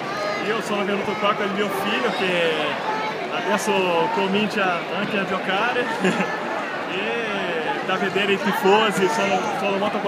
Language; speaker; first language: Italian; non-native, learner; Portuguese